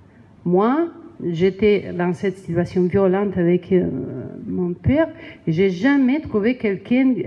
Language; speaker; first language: French; non-native, learner; Spanish